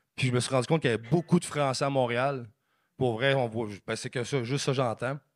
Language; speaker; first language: French; native; French